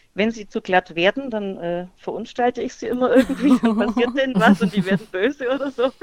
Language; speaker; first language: German; native; German